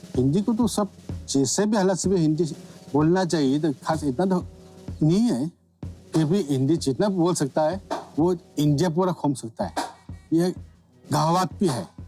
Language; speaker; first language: Hindi; non-native, local second language; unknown